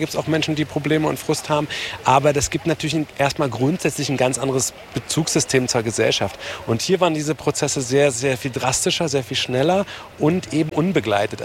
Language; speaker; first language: German; native; German